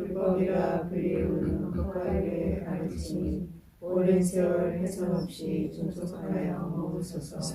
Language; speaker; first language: Korean; native; Korean